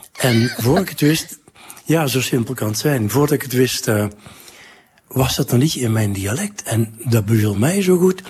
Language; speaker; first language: Dutch; native; Dutch